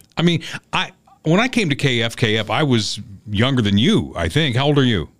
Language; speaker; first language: English; native; English